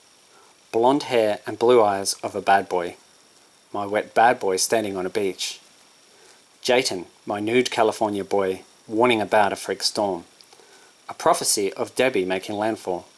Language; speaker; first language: English; native; English